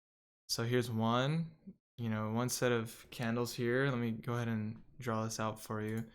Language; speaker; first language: English; native; English